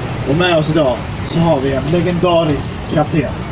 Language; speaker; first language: Swedish; native; Swedish